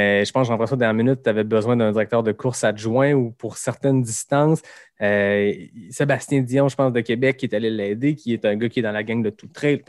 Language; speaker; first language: French; native; French